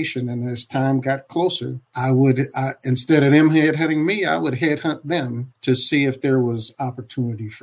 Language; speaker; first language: English; native; English